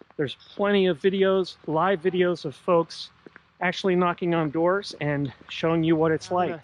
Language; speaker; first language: English; native; English